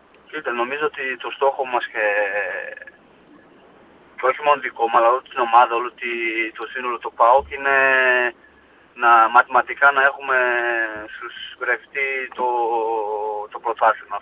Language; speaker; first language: Greek; non-native, fluent; Portuguese